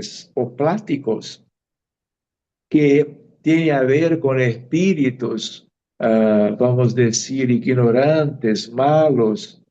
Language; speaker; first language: Spanish; non-native, fluent; Portuguese